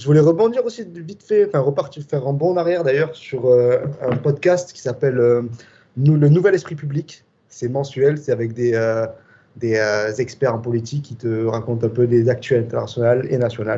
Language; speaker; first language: French; native; French